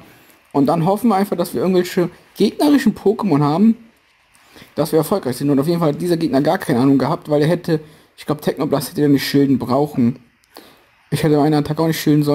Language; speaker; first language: German; native; German